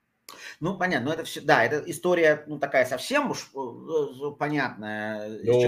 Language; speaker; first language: Russian; native; Russian